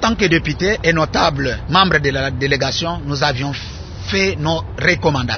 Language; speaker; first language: French; non-native, local second language; Luba-Lulua